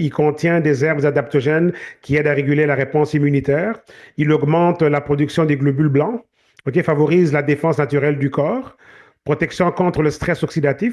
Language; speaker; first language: French; native; French